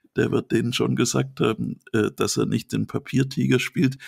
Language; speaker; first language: German; native; German